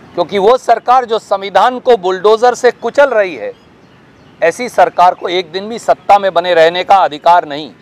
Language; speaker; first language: Hindi; native; Hindi